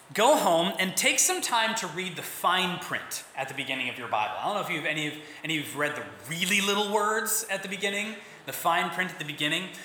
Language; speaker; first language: English; native; English